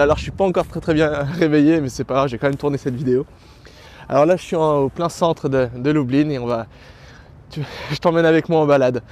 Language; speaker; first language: French; native; French